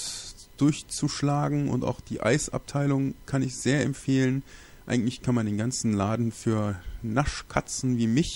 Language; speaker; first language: German; native; German